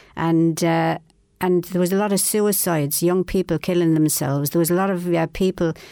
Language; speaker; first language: English; native; English